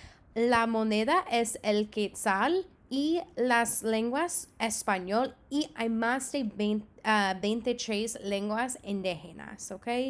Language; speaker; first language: Spanish; non-native, fluent; English